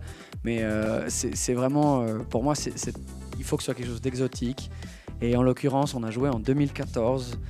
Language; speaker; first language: French; native; French